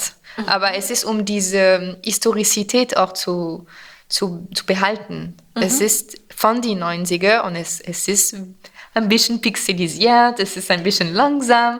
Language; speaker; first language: German; non-native, fluent; French